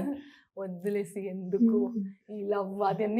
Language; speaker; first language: Telugu; non-native, learner; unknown